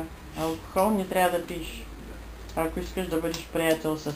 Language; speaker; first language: Bulgarian; native; Bulgarian